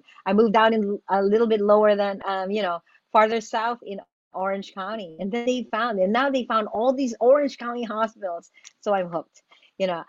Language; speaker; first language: English; non-native, local second language; Filipino